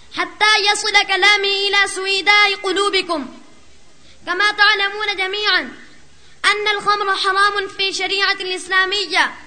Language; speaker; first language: Arabic; non-native, fluent; Urdu